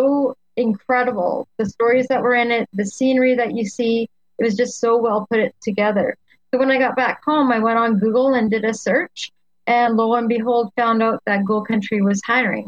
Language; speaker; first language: English; native; English